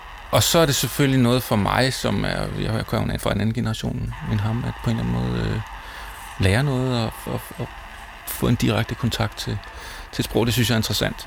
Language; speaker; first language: Danish; native; Danish